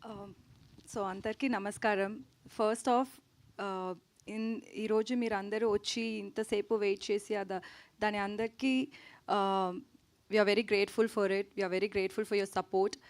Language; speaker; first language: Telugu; non-native, learner; Tamil